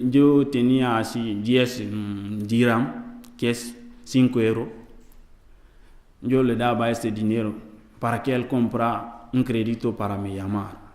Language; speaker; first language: Spanish; non-native, learner; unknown